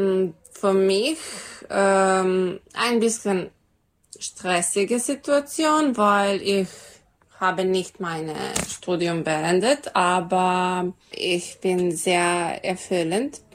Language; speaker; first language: German; non-native, learner; Serbian